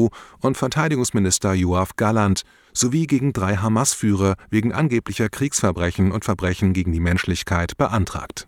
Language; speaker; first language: German; native; German